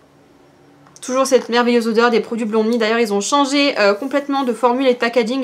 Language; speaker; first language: French; native; French